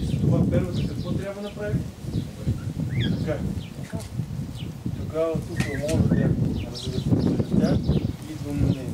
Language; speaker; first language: Bulgarian; non-native, learner; Russian